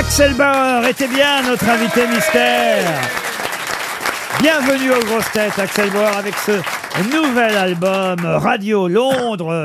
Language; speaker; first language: French; native; French